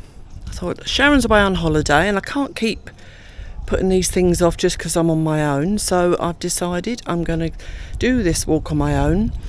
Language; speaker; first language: English; native; English